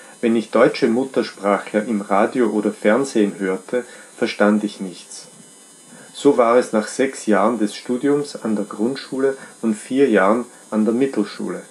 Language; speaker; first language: German; non-native, fluent; Czech